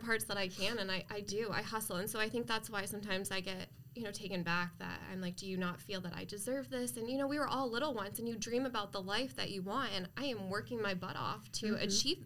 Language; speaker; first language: English; native; English